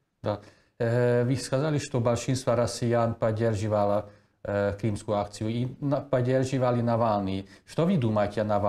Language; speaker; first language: Russian; non-native, fluent; Hungarian